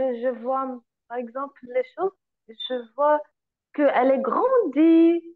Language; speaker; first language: French; non-native, learner; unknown